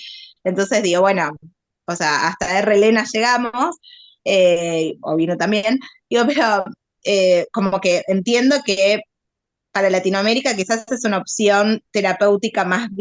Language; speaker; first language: Spanish; native; Spanish